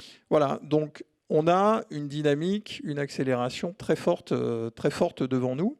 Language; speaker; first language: French; native; French